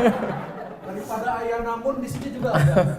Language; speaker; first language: Indonesian; native; Indonesian